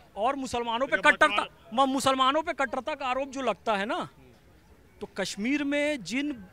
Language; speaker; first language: Hindi; native; Hindi